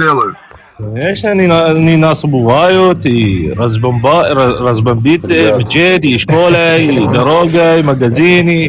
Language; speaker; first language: Russian; non-native, learner; Arabic